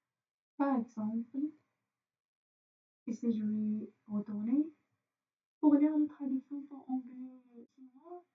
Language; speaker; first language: French; non-native, fluent; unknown